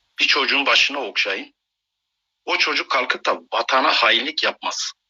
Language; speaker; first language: Turkish; non-native, local second language; Kurdish